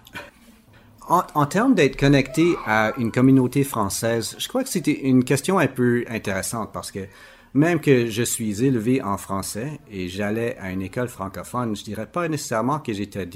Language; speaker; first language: French; native; French